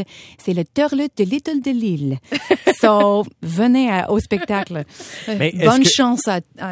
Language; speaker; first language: French; non-native, fluent; English